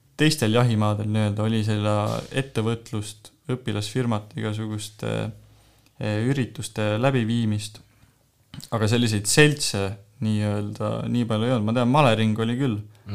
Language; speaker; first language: Estonian; native; Estonian